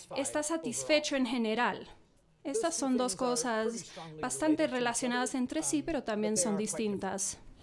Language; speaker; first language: Spanish; non-native, fluent; English